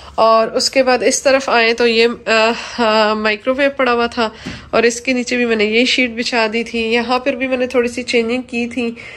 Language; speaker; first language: Urdu; non-native, local second language; Punjabi